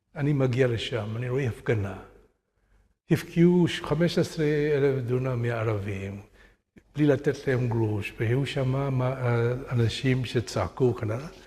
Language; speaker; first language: Hebrew; non-native, fluent; Burmese